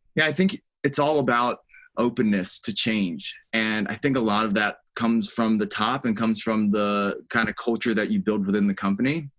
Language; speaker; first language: English; native; English